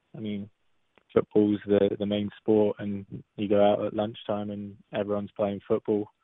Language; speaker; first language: English; native; English